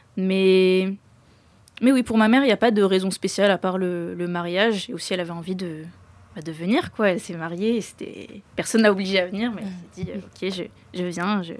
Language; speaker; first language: French; native; French